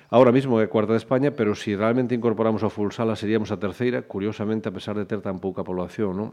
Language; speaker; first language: Galician; native; Galician